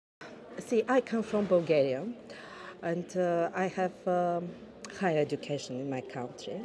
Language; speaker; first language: English; non-native, learner; Bulgarian